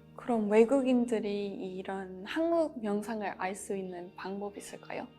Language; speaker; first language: Korean; non-native, fluent; English